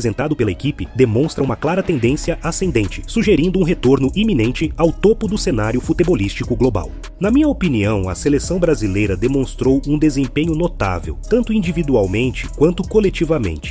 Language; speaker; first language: Portuguese; native; Portuguese